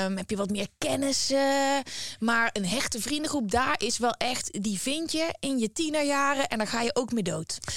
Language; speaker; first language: Dutch; native; Dutch